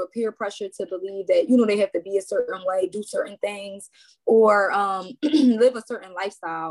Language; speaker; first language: English; native; English